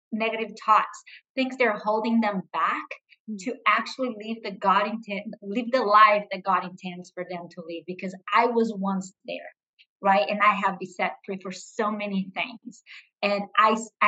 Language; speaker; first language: English; non-native, fluent; Portuguese